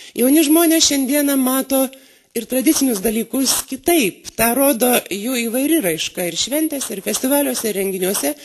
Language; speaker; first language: Lithuanian; native; Lithuanian